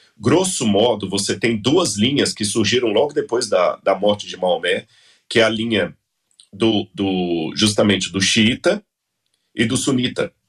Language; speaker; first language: Portuguese; native; Portuguese